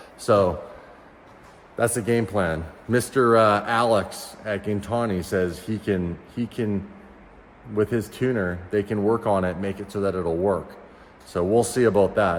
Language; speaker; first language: English; native; English